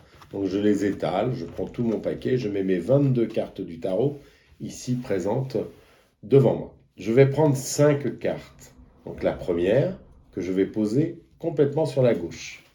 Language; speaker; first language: French; native; French